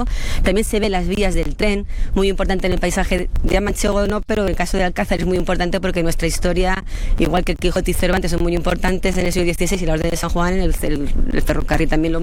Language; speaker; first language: Spanish; native; Spanish